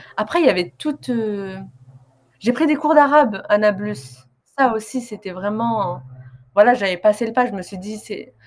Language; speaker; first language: French; early bilingual, other home language; Arabic